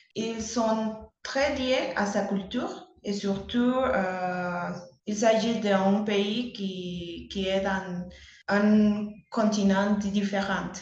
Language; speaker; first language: French; non-native, fluent; Spanish